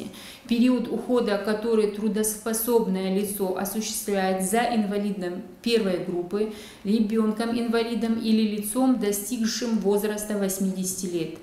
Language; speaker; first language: Russian; native; Russian